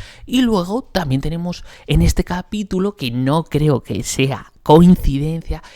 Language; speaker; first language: Spanish; native; Spanish